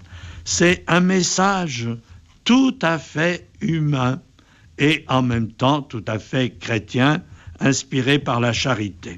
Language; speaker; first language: French; native; French